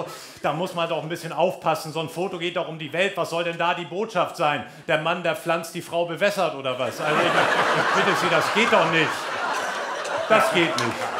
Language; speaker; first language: German; native; German